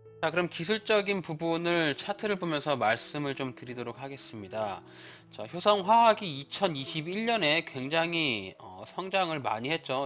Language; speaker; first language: Korean; native; Korean